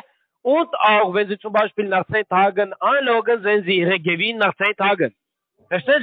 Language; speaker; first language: German; non-native, learner; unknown